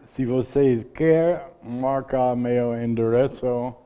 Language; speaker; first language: Portuguese; non-native, learner; English